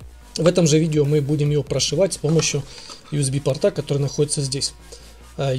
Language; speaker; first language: Russian; native; Russian